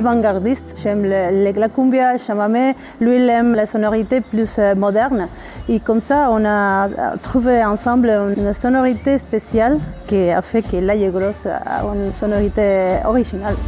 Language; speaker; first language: French; non-native, learner; Spanish